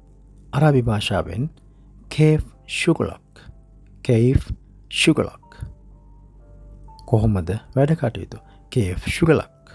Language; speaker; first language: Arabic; non-native, fluent; Sinhala